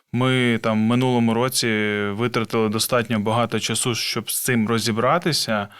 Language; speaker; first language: Ukrainian; non-native, local second language; Russian